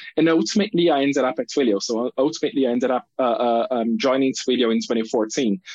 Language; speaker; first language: English; non-native, fluent; Portuguese